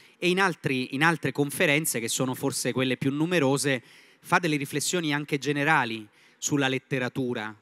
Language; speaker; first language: Italian; native; Italian